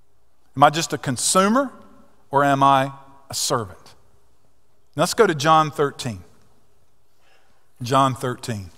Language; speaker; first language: English; native; English